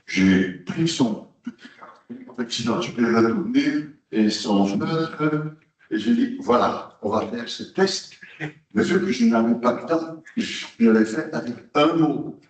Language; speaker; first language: French; non-native, local second language; Dutch